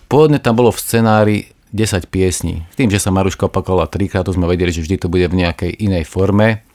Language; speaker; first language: Slovak; native; Slovak